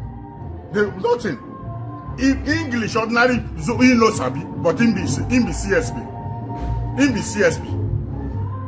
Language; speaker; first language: Nigerian Pidgin; non-native, local second language; Igbo